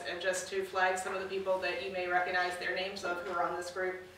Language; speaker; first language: English; native; English